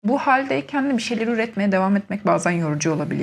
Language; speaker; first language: Turkish; native; Turkish